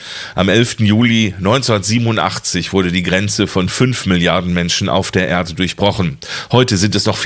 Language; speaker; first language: German; native; German